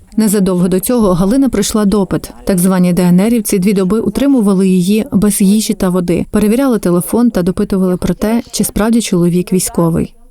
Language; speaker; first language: Ukrainian; native; Ukrainian